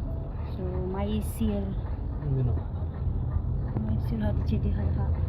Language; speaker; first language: Arabic; non-native, learner; Cebuano